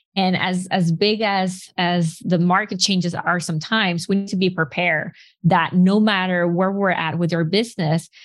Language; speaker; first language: English; non-native, fluent; Spanish